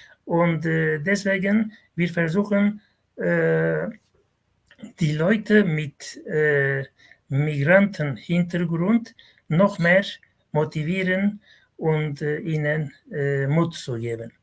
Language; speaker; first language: German; non-native, fluent; Kurdish